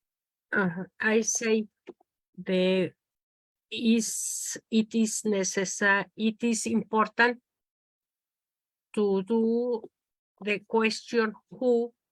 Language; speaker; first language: English; non-native, learner; Spanish